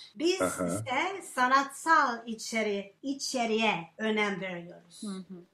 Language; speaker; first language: Turkish; non-native, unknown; English